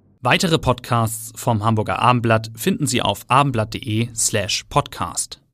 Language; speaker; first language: German; non-native, fluent; Spanish